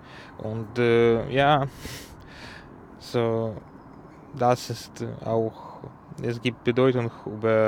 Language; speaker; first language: German; non-native, learner; Ukrainian